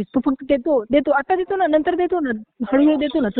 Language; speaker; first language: Marathi; native; Marathi